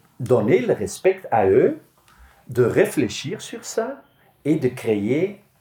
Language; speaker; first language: French; non-native, local second language; Dutch